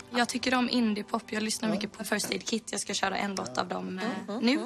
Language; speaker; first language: Swedish; native; Swedish